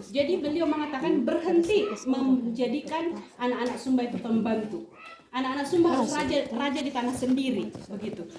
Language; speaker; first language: Indonesian; native; Indonesian